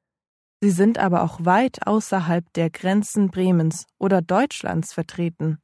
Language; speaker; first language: German; native; German